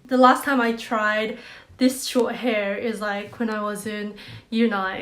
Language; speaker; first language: English; non-native, fluent; Korean